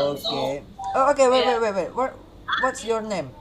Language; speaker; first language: English; non-native, learner; Hakka Chinese